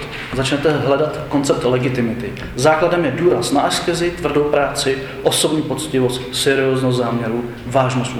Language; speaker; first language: Czech; native; Czech